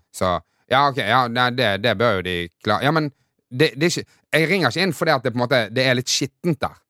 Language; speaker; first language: Norwegian; early bilingual, other home language; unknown